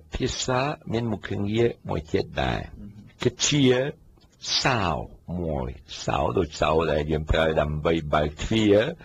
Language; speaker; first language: Khmer; non-native, fluent; French